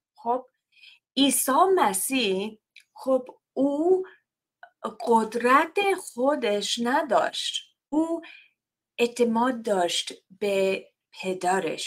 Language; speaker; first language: Persian; non-native, learner; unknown